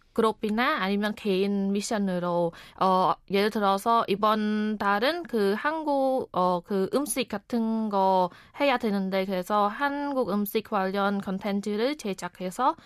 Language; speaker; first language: Korean; non-native, fluent; Khmer